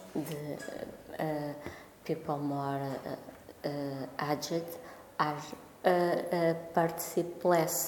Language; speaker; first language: English; non-native, learner; Portuguese